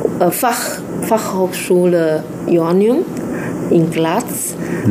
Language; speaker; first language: German; non-native, fluent; Chinese